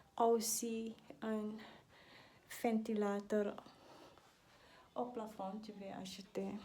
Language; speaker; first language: French; non-native, learner; Dutch